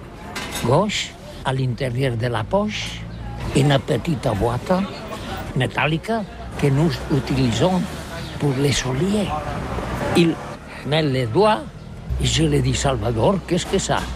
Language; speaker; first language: French; non-native, learner; Catalan